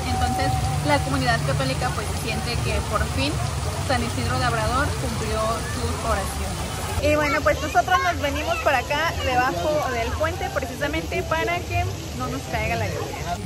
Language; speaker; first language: Spanish; native; Spanish